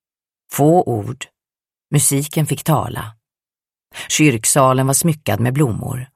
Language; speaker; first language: Swedish; native; Swedish